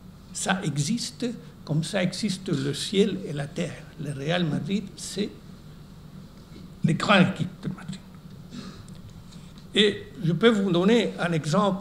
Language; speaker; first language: French; non-native, fluent; Spanish